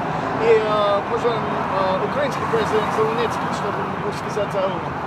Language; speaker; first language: Russian; non-native, learner; English